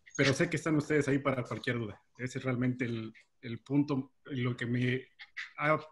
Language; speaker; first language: Spanish; native; Spanish